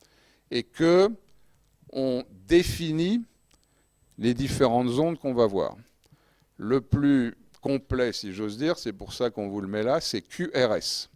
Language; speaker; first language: French; native; French